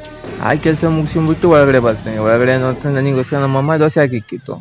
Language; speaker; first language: Kannada; native; Kannada